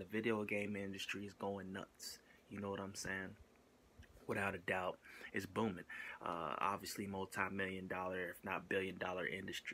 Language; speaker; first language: English; native; English